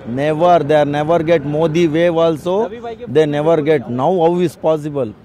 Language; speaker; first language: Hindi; non-native, local second language; Kannada